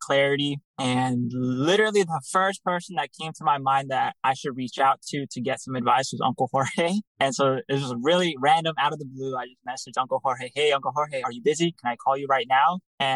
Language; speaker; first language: English; native; English